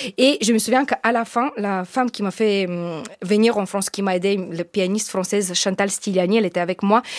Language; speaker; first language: French; non-native, fluent; Bulgarian